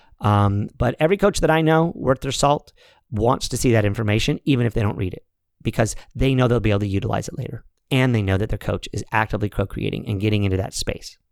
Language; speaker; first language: English; native; English